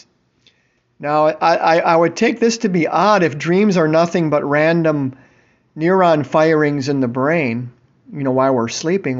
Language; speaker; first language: English; native; English